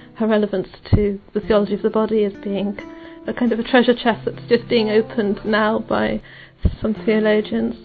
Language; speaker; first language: English; native; English